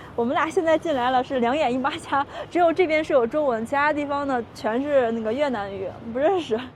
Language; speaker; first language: Chinese; native; Chinese